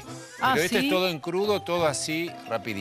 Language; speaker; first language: Spanish; native; Spanish